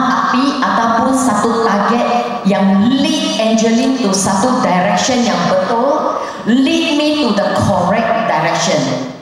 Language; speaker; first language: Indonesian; non-native, local second language; Chinese